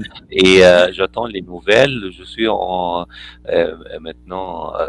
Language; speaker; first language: French; non-native, fluent; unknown